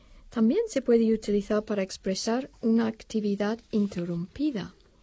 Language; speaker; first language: Spanish; non-native, fluent; English